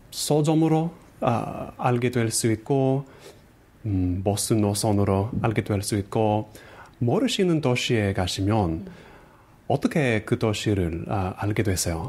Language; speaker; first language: Korean; non-native, fluent; English